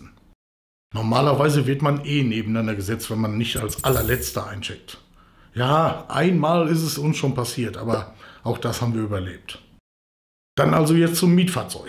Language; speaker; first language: German; native; German